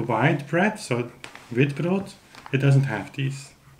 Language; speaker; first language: English; non-native, fluent; Dutch